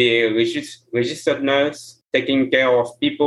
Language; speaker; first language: English; non-native, learner; Haitian Creole